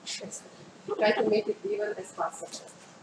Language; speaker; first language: English; non-native, fluent; Hungarian